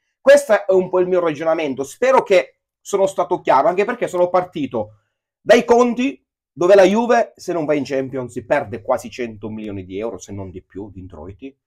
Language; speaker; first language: Italian; native; Italian